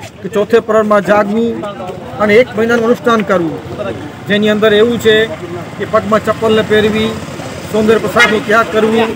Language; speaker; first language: Gujarati; non-native, local second language; Kachhi